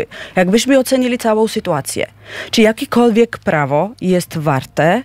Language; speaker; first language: Polish; non-native, fluent; Georgian